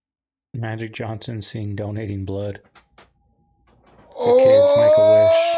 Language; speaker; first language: English; native; English